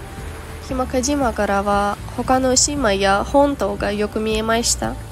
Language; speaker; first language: Japanese; non-native, fluent; Ukrainian